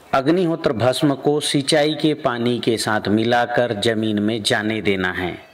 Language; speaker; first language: Hindi; native; Hindi